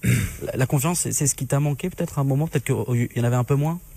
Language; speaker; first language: French; native; French